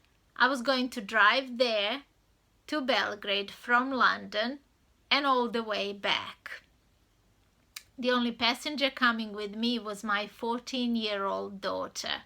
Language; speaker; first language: English; non-native, fluent; Serbian